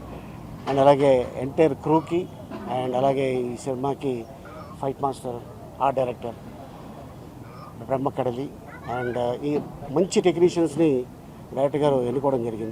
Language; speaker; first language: Telugu; native; Telugu